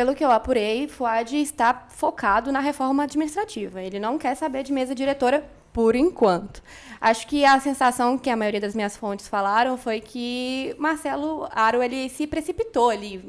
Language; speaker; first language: Portuguese; native; Portuguese